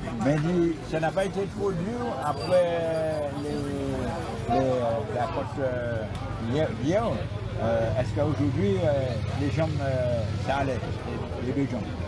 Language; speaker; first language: French; native; French